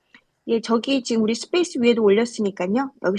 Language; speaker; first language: Korean; native; Korean